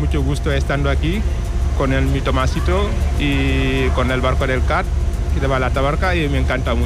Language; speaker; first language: Spanish; non-native, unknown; Wolof